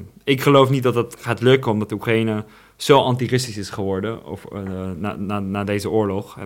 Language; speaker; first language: Dutch; non-native, fluent; Russian